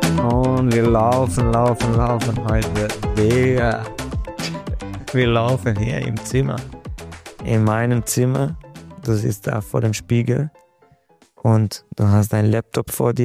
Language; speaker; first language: German; non-native, local second language; Hungarian